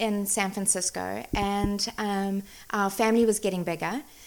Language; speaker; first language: English; native; English